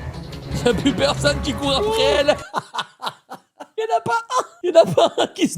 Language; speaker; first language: French; native; French